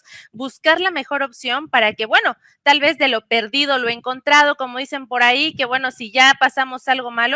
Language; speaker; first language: Spanish; native; Spanish